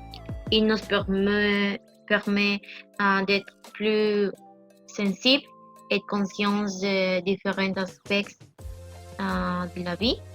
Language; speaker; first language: French; non-native, learner; Spanish